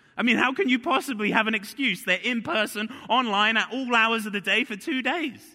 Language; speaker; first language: English; native; English